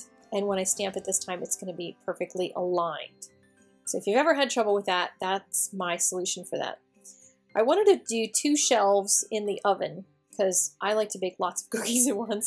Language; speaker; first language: English; native; English